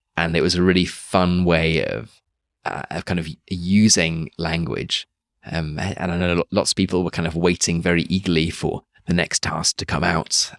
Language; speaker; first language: English; native; English